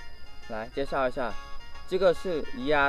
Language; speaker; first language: Chinese; non-native, fluent; Lao